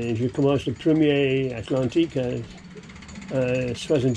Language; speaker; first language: French; non-native, learner; English